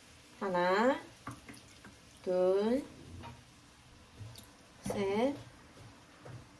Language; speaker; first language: Korean; non-native, fluent; Vietnamese